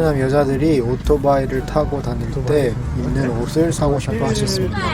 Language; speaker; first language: Korean; native; Korean